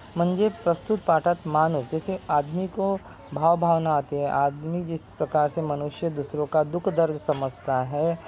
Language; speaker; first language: Hindi; non-native, local second language; Marathi